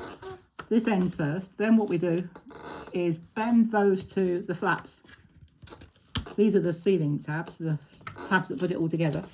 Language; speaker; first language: English; native; English